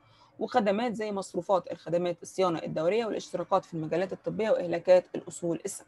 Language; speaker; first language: Arabic; native; Arabic